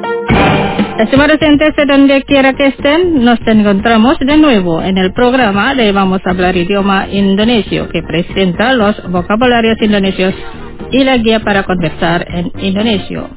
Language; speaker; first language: Spanish; non-native, fluent; Indonesian